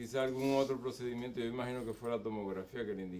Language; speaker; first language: Spanish; native; Spanish